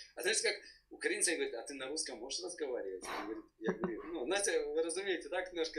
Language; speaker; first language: Russian; non-native, local second language; Belarusian